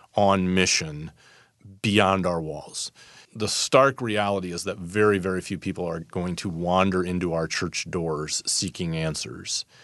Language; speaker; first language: English; native; English